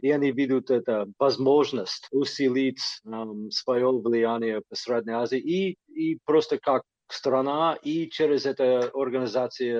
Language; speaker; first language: Russian; non-native, fluent; English